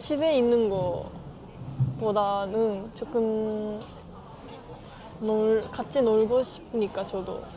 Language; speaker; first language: Korean; non-native, learner; Japanese